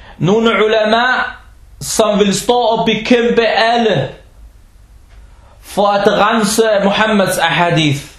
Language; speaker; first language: Danish; early bilingual, other home language; Arabic